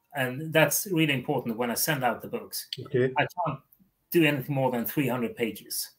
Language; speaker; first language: English; non-native, fluent; Swedish